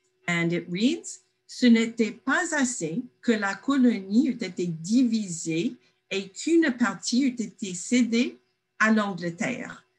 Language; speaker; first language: French; non-native, fluent; English